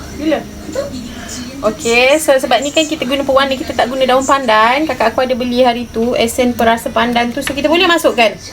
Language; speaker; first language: Malay; native; Malay